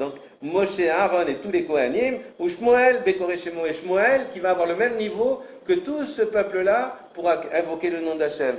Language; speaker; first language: French; native; French